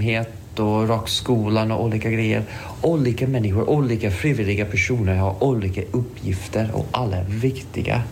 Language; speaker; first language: Swedish; non-native, fluent; English